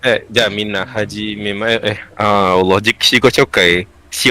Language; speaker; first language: Japanese; non-native, learner; Malay